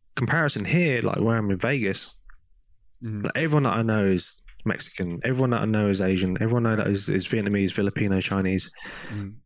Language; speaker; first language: English; native; English